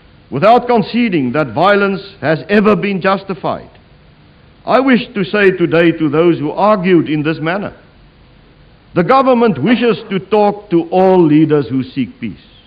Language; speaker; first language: English; non-native, local second language; Afrikaans